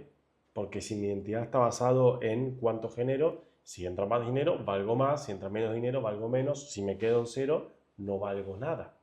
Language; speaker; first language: Spanish; native; Spanish